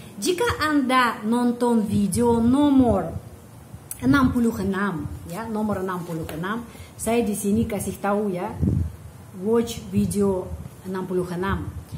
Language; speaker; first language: Indonesian; non-native, fluent; Russian